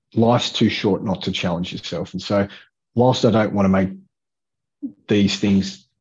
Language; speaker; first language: English; native; English